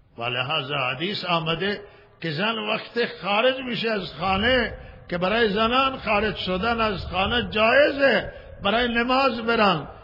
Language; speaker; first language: Persian; non-native, local second language; Baluchi